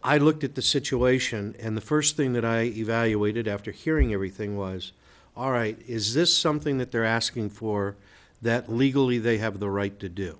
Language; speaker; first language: English; native; English